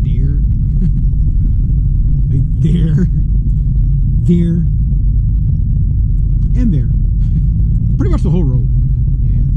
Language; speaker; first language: English; native; English